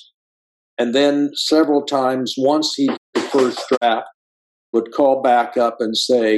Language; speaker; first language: English; native; English